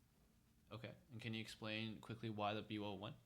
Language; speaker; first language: English; native; English